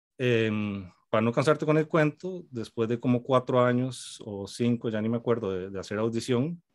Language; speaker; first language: Spanish; native; Spanish